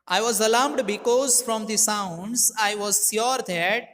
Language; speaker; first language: English; non-native, local second language; Gujarati